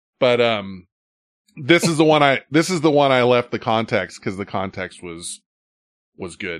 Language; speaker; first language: English; native; English